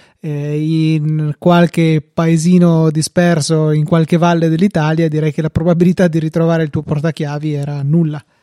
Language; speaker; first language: Italian; native; Italian